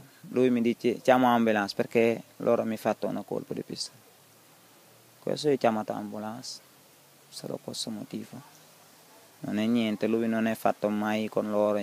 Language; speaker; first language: Italian; non-native, learner; Wolof